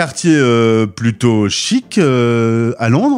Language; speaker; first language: French; native; French